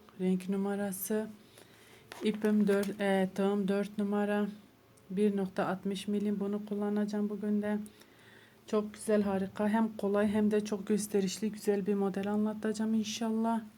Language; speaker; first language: Turkish; native; Turkish